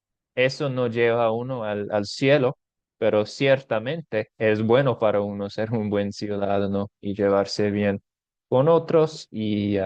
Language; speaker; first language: Spanish; non-native, fluent; English